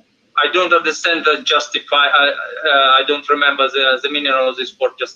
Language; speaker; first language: English; non-native, fluent; Russian